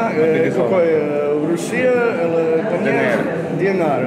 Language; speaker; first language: Russian; non-native, learner; English